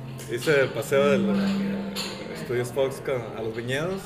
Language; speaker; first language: Spanish; native; Spanish